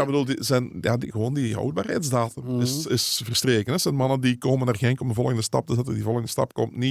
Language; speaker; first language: Dutch; native; Dutch